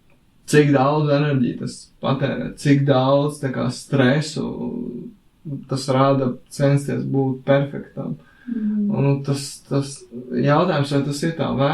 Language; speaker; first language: Latvian; native; Latvian